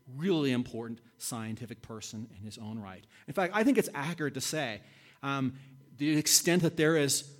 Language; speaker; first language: English; native; English